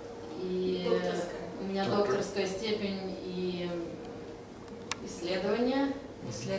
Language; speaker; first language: Russian; native; Russian